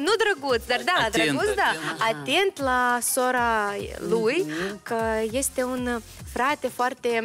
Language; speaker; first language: Romanian; non-native, local second language; Russian